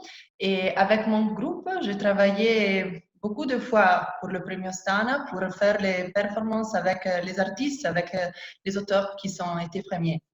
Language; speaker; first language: French; non-native, fluent; Italian